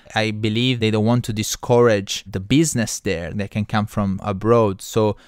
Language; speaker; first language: English; non-native, fluent; Italian